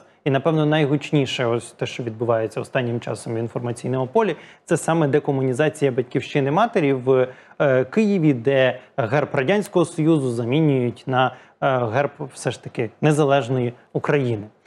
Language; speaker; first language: Ukrainian; native; Ukrainian